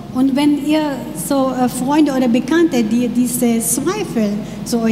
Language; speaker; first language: German; non-native, learner; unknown